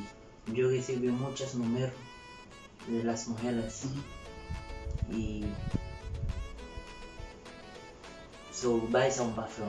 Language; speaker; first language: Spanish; non-native, learner; Haitian Creole